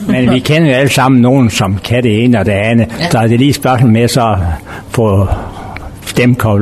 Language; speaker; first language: Danish; native; Danish